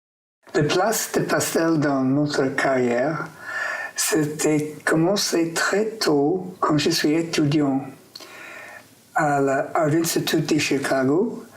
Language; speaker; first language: French; non-native, fluent; English